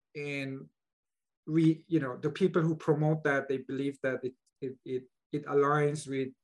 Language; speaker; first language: English; non-native, fluent; Persian